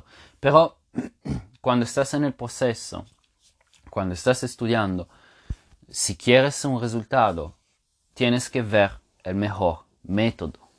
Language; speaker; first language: Spanish; non-native, fluent; Italian